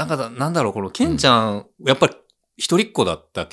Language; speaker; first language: Japanese; native; Japanese